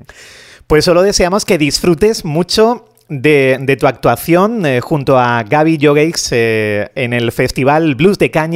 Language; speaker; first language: Spanish; native; Spanish